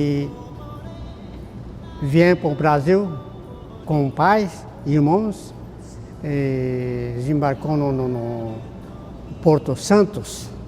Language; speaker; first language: Portuguese; early bilingual, other home language; Japanese